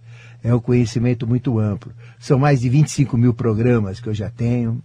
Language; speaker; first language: Portuguese; native; Portuguese